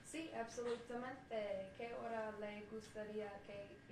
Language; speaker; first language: Spanish; non-native, learner; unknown